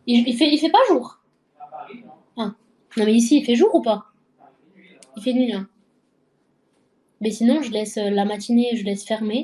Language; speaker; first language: French; native; French